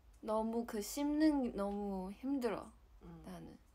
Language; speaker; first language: Korean; non-native, fluent; Chinese